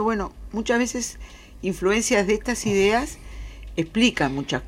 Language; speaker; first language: Spanish; native; Spanish